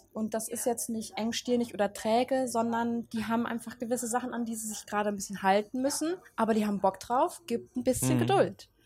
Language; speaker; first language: German; native; German